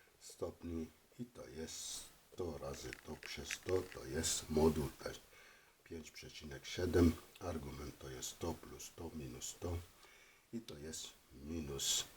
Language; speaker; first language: Polish; non-native, learner; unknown